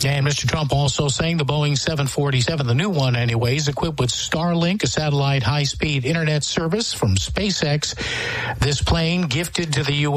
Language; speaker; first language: English; native; English